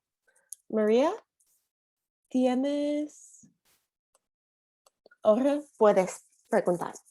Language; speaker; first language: Spanish; non-native, learner; English